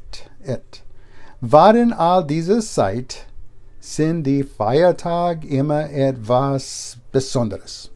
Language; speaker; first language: German; non-native, learner; English